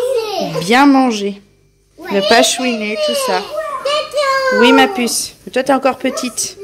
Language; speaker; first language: French; native; French